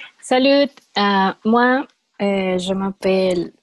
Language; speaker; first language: French; non-native, learner; Spanish